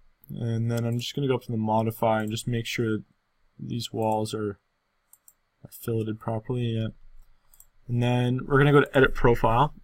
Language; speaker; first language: English; native; English